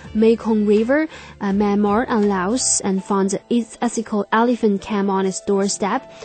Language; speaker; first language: English; non-native, fluent; Chinese